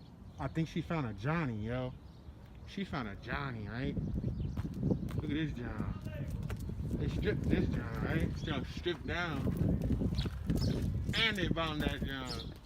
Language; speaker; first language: English; native; English